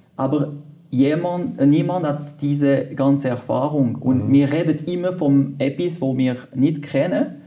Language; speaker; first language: German; non-native, local second language; French